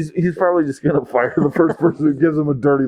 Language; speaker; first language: English; native; English